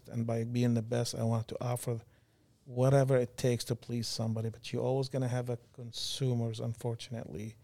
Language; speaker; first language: English; non-native, fluent; Arabic